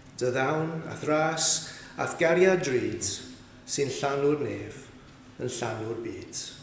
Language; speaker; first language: Welsh; native; Welsh